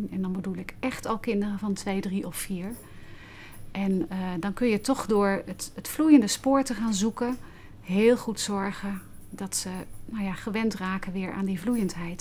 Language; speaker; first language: Dutch; native; Dutch